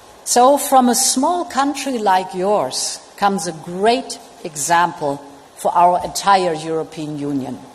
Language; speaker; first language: English; non-native, fluent; German